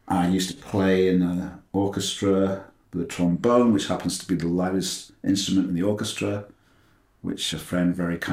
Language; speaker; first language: English; native; English